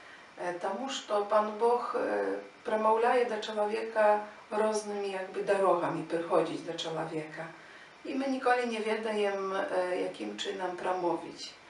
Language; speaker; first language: Polish; non-native, learner; Ukrainian